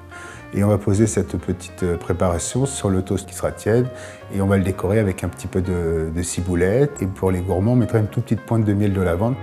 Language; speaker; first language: French; native; French